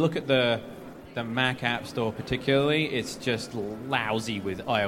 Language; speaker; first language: English; native; English